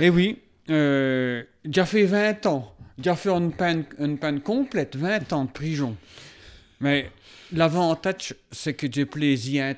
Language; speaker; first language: French; native; French